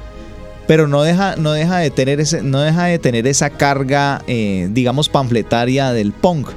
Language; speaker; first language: Spanish; native; Spanish